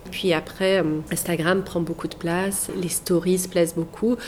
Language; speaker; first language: French; native; French